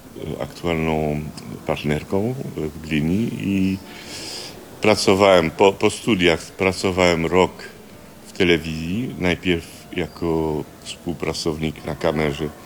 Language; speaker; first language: Polish; early bilingual, heritage; French